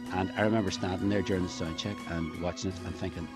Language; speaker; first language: English; native; English